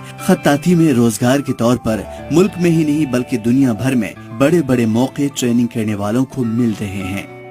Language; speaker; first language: Urdu; native; Urdu